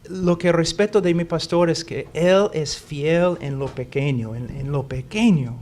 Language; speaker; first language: Spanish; non-native, fluent; English